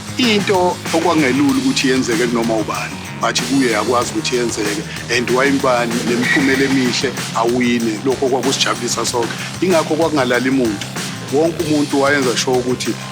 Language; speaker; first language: Zulu; native; Zulu